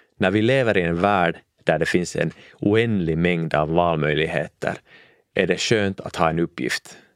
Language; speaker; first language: Swedish; non-native, local second language; Finnish